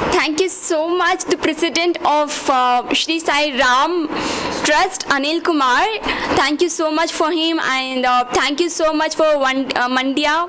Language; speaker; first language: English; non-native, local second language; Kannada